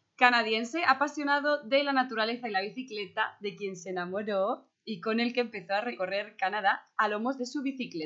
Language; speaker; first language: Spanish; native; Spanish